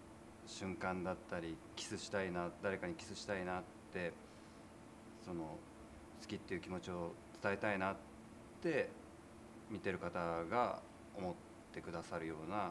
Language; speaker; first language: Japanese; native; Japanese